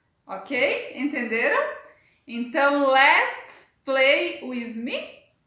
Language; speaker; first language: English; non-native, learner; Portuguese